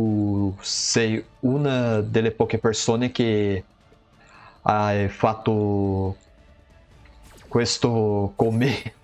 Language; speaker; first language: Italian; non-native, learner; Portuguese